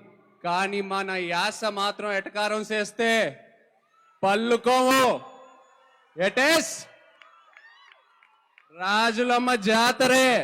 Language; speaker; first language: Telugu; native; Telugu